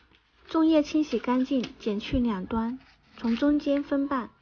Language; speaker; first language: Chinese; native; Chinese